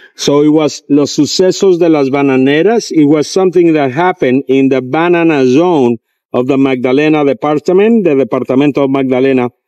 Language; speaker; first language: English; non-native, fluent; Spanish